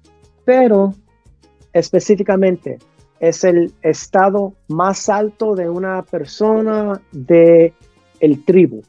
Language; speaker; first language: Spanish; early bilingual, heritage; Spanish